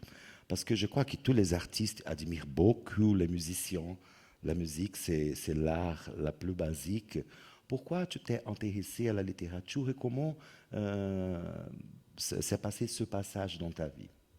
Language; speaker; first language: French; non-native, fluent; Portuguese